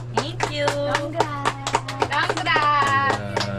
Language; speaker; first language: English; non-native, learner; Filipino